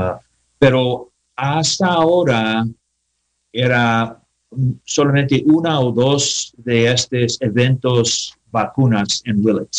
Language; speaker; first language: Spanish; non-native, learner; English